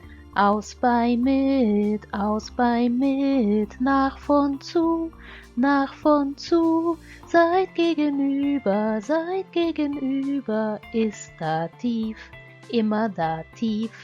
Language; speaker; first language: German; non-native, fluent; Portuguese